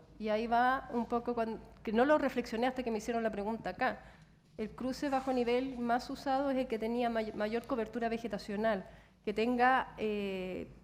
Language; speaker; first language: Spanish; native; Spanish